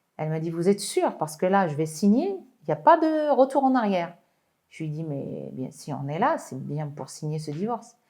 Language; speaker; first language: French; non-native, local second language; Arabic